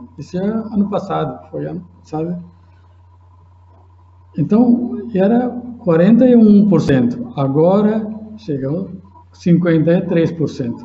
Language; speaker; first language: Portuguese; non-native, fluent; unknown